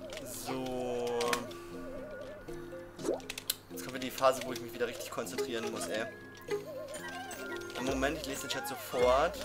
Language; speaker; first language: German; native; German